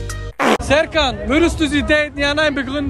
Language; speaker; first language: German; native; German